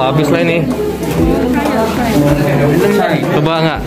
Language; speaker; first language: Indonesian; native; Indonesian